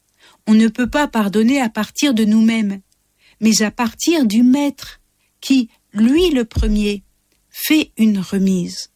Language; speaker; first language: French; native; French